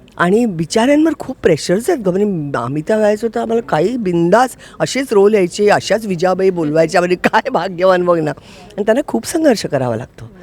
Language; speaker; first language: Marathi; native; Marathi